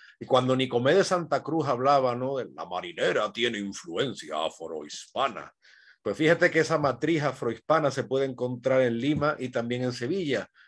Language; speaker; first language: Spanish; native; Spanish